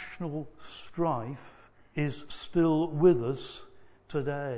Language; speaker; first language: English; native; English